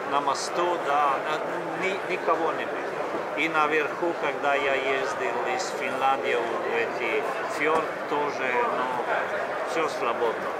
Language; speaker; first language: Russian; non-native, fluent; Slovenian